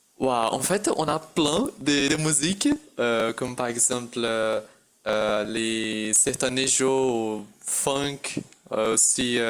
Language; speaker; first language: French; non-native, fluent; Portuguese